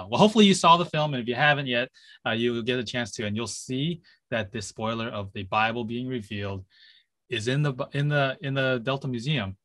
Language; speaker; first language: English; native; English